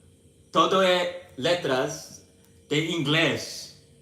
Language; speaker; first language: Portuguese; non-native, learner; English